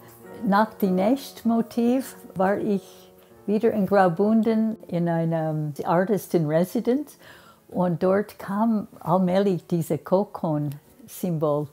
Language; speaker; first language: German; non-native, fluent; English